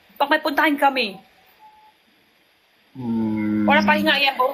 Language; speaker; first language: Filipino; non-native, learner; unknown